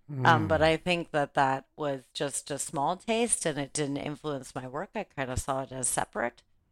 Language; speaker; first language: English; native; English